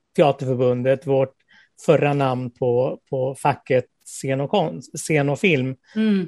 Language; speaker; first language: Swedish; native; Swedish